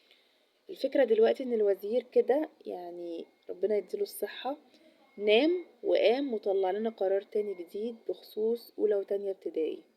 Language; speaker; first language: Arabic; native; Arabic